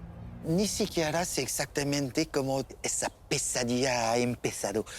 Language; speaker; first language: Spanish; non-native, learner; French